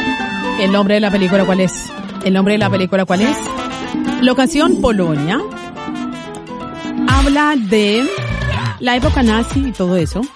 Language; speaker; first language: Spanish; native; Spanish